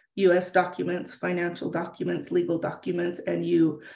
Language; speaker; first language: English; native; English